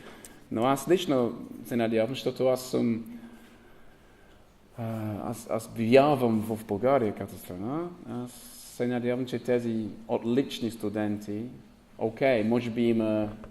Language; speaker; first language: Bulgarian; non-native, learner; English